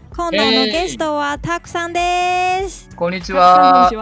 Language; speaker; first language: Japanese; non-native, fluent; Chinese